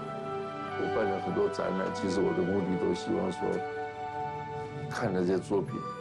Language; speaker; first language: Chinese; native; Chinese